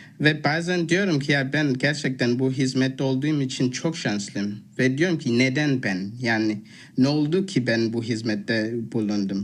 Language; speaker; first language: Turkish; non-native, fluent; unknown